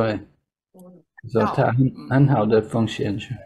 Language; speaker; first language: Chinese; non-native, learner; English